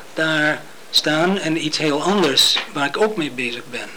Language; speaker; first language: Dutch; non-native, fluent; English